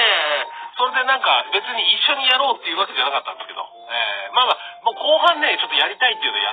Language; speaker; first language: Japanese; native; Japanese